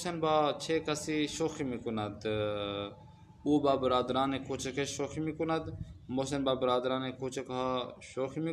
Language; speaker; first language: Persian; non-native, fluent; Urdu